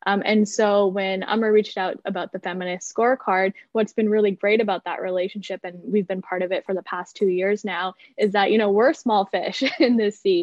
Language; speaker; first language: English; native; English